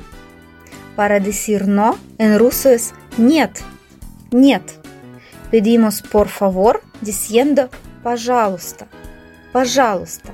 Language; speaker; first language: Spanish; non-native, fluent; Russian